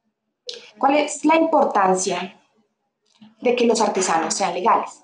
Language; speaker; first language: Spanish; native; Spanish